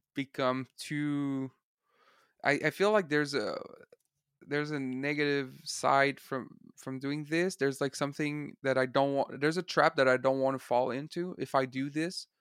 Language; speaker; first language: English; non-native, fluent; French